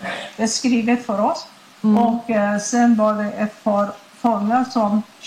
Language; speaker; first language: Swedish; non-native, fluent; Persian